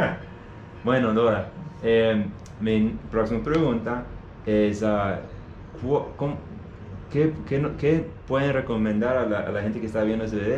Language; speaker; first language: Spanish; non-native, learner; English